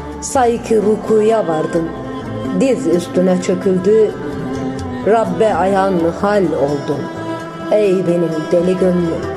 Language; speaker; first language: Turkish; native; Turkish